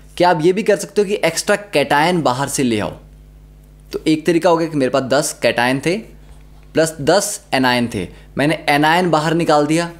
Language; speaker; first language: Hindi; native; Hindi